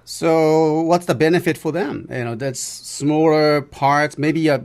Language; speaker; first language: English; non-native, learner; Japanese